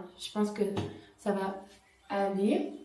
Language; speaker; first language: French; native; French